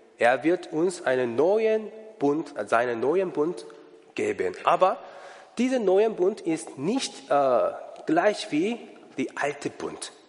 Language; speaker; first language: German; non-native, learner; Korean